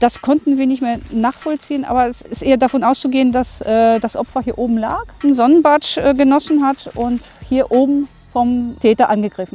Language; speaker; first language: German; native; German